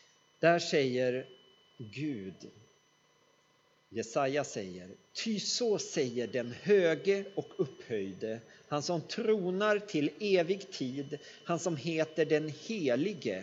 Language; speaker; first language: Swedish; native; Swedish